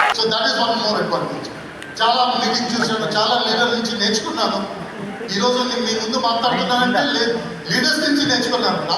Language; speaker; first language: Telugu; non-native, local second language; Tulu